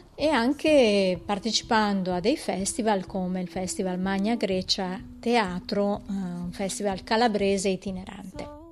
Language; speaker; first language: Italian; native; Italian